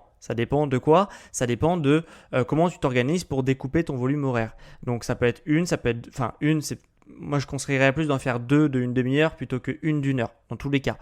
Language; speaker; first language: French; native; French